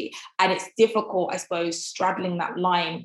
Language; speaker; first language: English; native; English